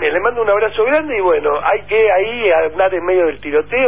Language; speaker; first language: Spanish; native; Spanish